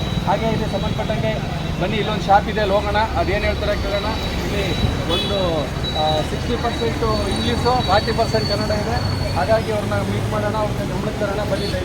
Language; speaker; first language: Kannada; native; Kannada